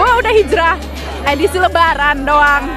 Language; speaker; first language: Indonesian; native; Indonesian